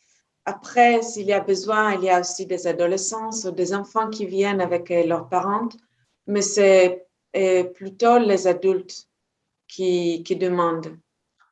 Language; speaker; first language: French; non-native, fluent; Hebrew